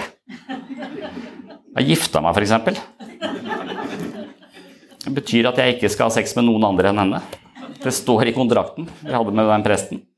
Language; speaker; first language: Norwegian; native; Norwegian